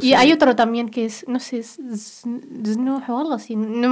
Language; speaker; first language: Spanish; non-native, local second language; Berber languages